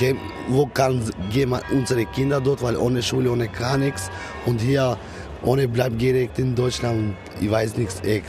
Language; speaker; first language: German; non-native, learner; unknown